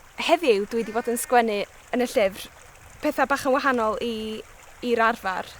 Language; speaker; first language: Welsh; native; Welsh